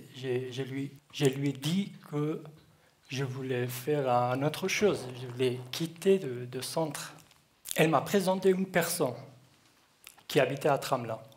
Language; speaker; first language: French; non-native, learner; Kurdish